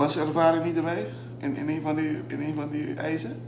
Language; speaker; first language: Dutch; non-native, local second language; Papiamento